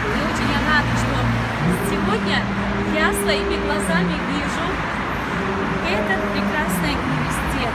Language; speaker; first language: Russian; non-native, local second language; Kumyk